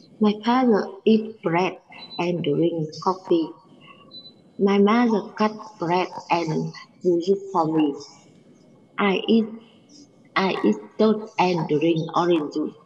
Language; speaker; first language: English; non-native, learner; Vietnamese